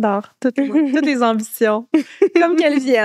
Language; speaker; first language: French; native; French